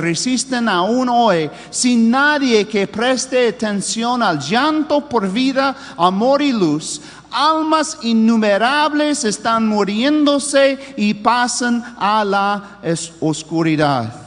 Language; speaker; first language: Spanish; non-native, fluent; English